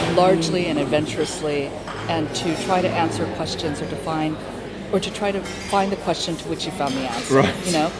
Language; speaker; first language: English; native; English